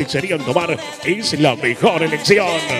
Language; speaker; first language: Spanish; native; Spanish